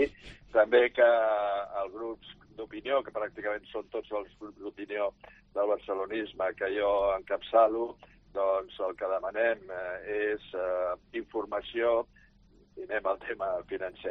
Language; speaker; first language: Catalan; native; Catalan